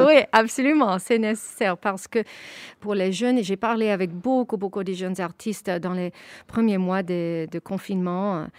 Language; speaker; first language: French; non-native, fluent; English